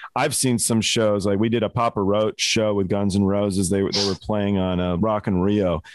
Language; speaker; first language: English; native; English